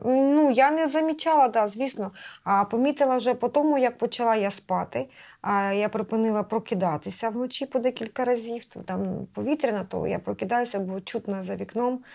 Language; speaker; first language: Ukrainian; native; Ukrainian